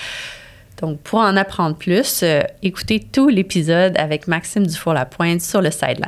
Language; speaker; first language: French; native; French